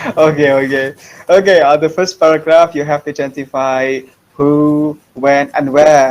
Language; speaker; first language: English; non-native, fluent; Indonesian